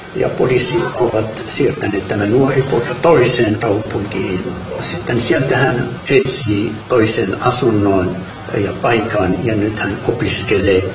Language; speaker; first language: Finnish; non-native, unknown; Arabic